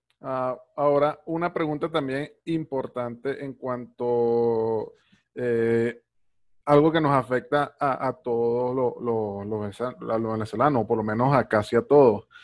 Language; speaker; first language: Spanish; native; Spanish